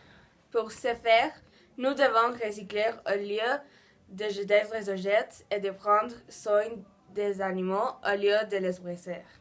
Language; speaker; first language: French; non-native, learner; Spanish